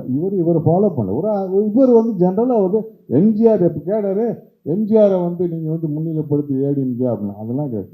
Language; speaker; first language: Tamil; native; Tamil